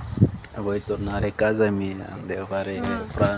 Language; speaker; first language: Italian; non-native, learner; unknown